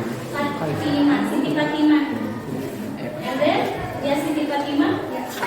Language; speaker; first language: English; non-native, learner; Indonesian